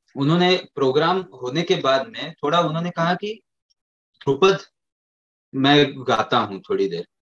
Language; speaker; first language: Hindi; native; Hindi